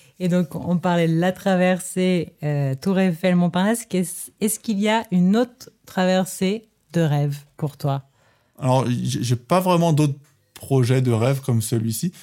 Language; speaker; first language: French; native; French